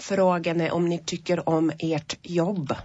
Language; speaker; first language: Swedish; non-native, fluent; Polish